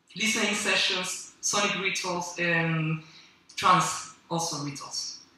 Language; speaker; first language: English; non-native, fluent; Spanish